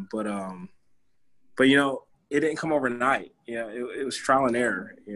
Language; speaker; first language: English; native; English